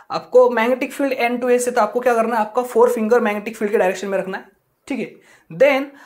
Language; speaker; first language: Hindi; non-native, local second language; Marathi